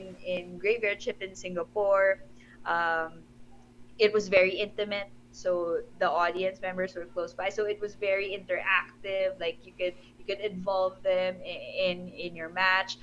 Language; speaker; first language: English; non-native, local second language; Filipino